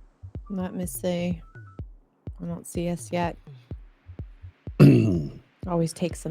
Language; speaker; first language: English; native; English